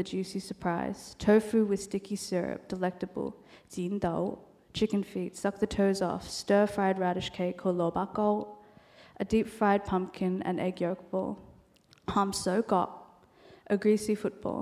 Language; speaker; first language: English; non-native, local second language; Cantonese